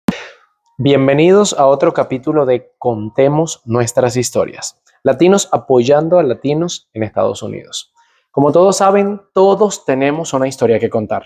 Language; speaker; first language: Spanish; native; Spanish